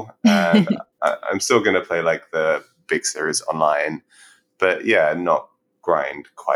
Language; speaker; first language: English; native; English